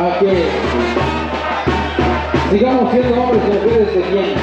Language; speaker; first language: Spanish; native; Spanish